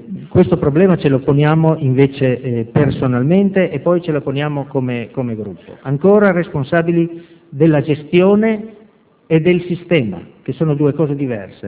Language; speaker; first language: Italian; native; Italian